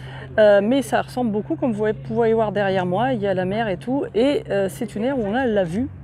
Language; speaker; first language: French; native; French